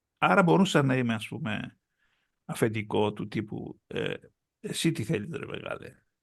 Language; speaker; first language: Greek; early bilingual, heritage; Greek